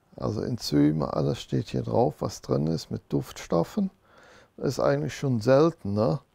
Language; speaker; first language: German; native; German